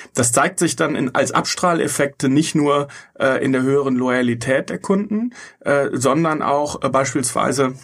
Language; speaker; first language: German; native; German